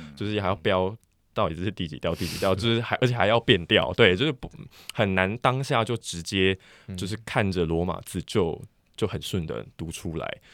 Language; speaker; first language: Chinese; non-native, local second language; Min Nan Chinese